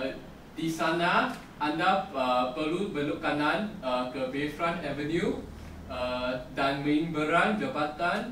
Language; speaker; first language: Indonesian; non-native, learner; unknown